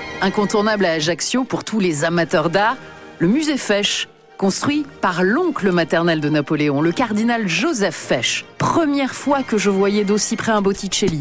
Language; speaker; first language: French; native; French